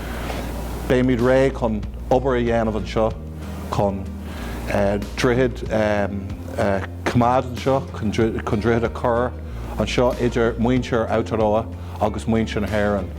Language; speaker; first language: Irish; non-native, local second language; English